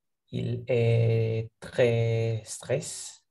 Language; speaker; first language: French; non-native, learner; Indonesian